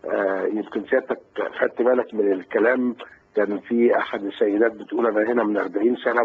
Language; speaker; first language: Arabic; native; Arabic